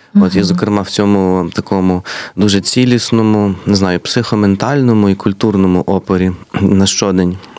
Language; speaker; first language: Ukrainian; native; Ukrainian